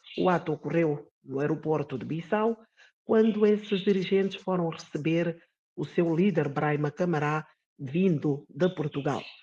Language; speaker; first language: Portuguese; non-native, local second language; Upper Guinea Crioulo